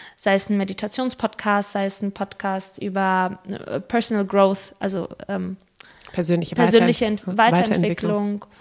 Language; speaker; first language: German; early bilingual, other home language; Spanish